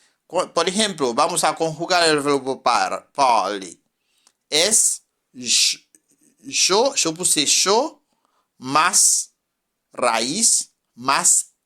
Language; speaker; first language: Spanish; non-native, fluent; French